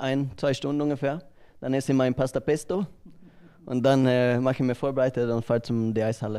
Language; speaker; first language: German; non-native, learner; Swedish